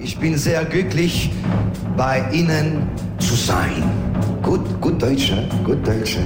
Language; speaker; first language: German; non-native, learner; French